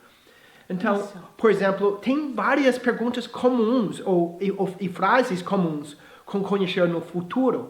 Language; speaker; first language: Portuguese; non-native, fluent; English